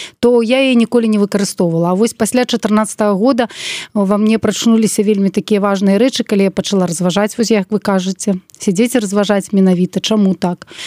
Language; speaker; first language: Belarusian; non-native, local second language; Russian